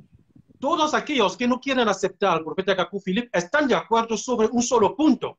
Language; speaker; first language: Spanish; non-native, fluent; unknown